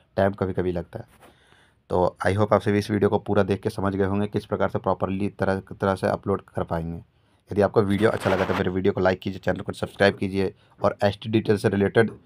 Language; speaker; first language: Hindi; native; Hindi